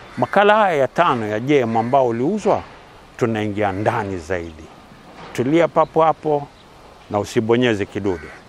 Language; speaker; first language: Swahili; native; Swahili